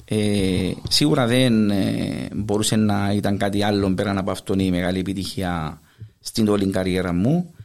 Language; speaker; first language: Greek; native; Greek